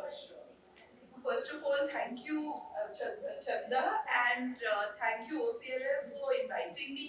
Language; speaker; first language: English; non-native, local second language; Hindi